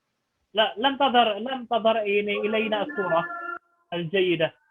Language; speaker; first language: Arabic; non-native, fluent; Indonesian